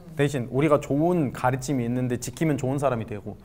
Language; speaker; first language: Korean; non-native, fluent; Arabic